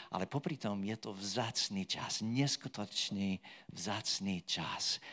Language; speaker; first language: Slovak; non-native, fluent; English